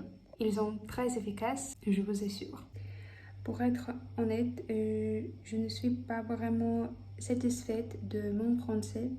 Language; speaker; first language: French; non-native, fluent; Russian